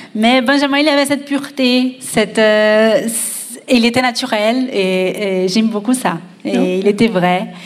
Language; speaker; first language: French; non-native, fluent; Portuguese